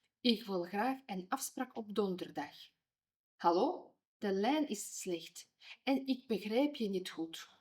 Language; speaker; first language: Dutch; non-native, fluent; Ukrainian